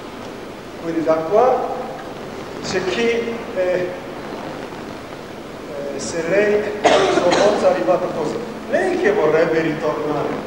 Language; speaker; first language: Italian; non-native, learner; Japanese